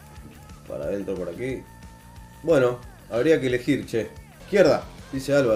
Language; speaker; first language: Spanish; native; Spanish